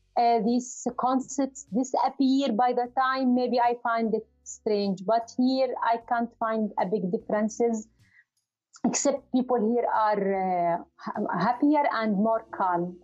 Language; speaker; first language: English; non-native, learner; Arabic